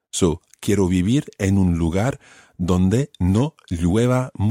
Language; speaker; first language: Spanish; non-native, fluent; English